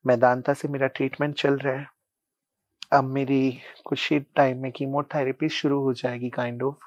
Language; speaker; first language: Hindi; non-native, local second language; Punjabi